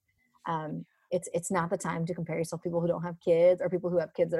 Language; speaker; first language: English; native; English